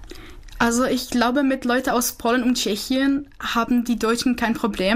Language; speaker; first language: German; non-native, fluent; Czech